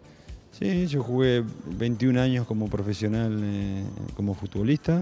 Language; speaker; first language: Portuguese; non-native, learner; Spanish